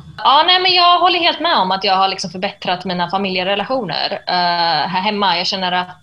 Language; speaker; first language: Swedish; early bilingual, other home language; Persian